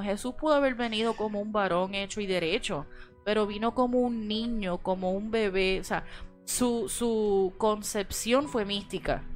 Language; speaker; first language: Spanish; native; Spanish